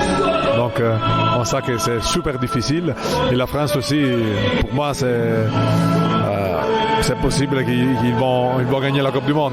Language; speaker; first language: French; non-native, fluent; Italian